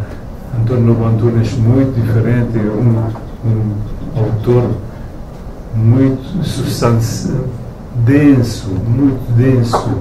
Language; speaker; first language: Portuguese; non-native, learner; Romanian